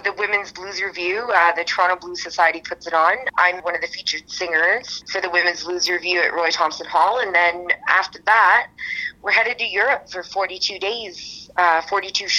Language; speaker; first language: English; native; English